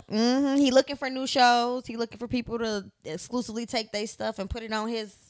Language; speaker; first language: English; native; English